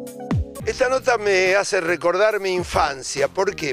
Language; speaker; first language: Spanish; native; Spanish